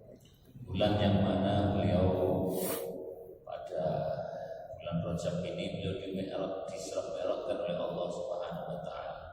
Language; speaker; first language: Indonesian; non-native, local second language; Javanese